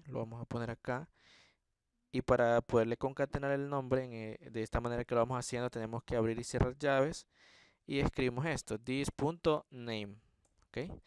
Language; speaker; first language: Spanish; native; Spanish